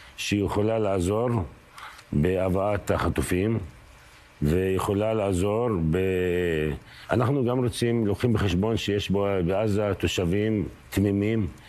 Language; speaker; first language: Hebrew; non-native, local second language; Arabic